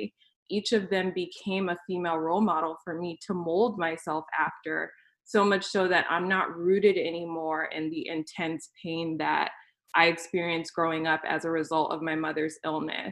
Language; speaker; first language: English; native; English